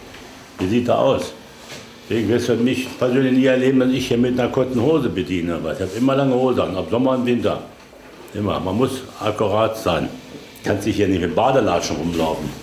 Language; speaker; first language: German; native; German